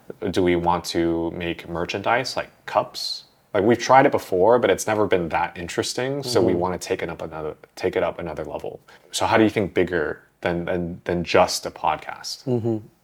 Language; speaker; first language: English; early bilingual, other home language; Vietnamese